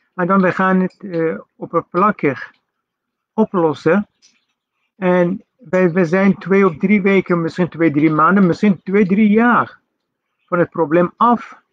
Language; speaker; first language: Dutch; non-native, fluent; Persian